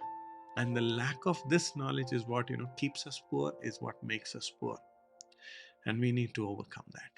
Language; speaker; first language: English; non-native, local second language; Hindi